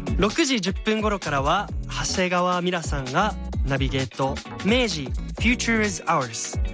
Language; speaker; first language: Japanese; early bilingual, other home language; German